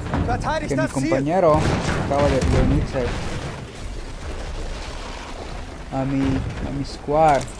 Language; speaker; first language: Spanish; early bilingual, heritage; Spanish